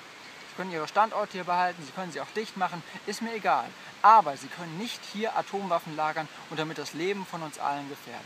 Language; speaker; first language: German; native; German